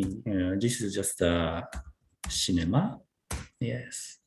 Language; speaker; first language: English; non-native, learner; Japanese